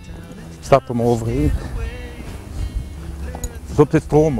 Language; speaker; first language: Dutch; native; Dutch